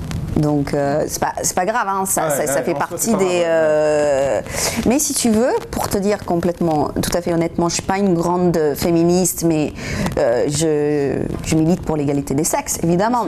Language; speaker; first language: French; non-native, fluent; English